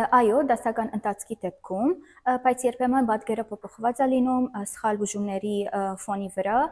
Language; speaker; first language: Armenian; native; Armenian